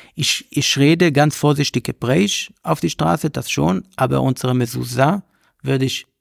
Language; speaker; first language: German; non-native, learner; Hebrew